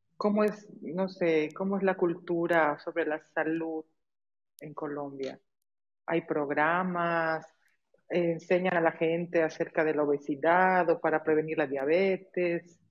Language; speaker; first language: Spanish; native; Spanish